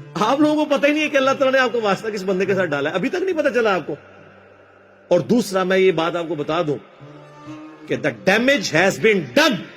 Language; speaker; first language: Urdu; non-native, local second language; Punjabi